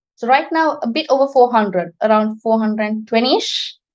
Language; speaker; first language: English; non-native, local second language; Sinhala